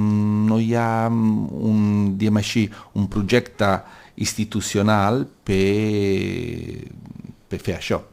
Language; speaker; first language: Catalan; non-native, local second language; Italian